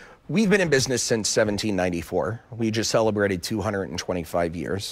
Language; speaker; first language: English; native; English